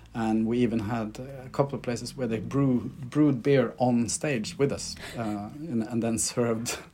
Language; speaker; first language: English; non-native, fluent; Norwegian